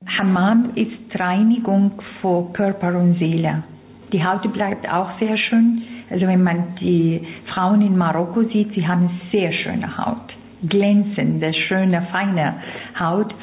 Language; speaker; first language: German; non-native, fluent; Arabic